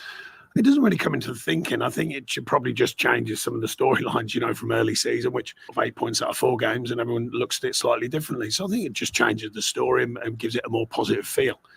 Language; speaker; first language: English; native; English